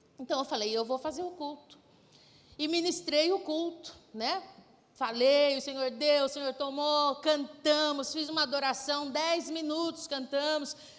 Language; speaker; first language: Portuguese; native; Portuguese